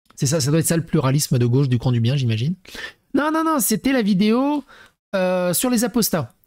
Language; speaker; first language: French; native; French